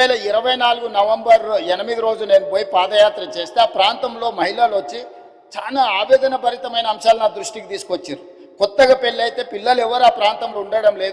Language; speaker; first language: Telugu; native; Telugu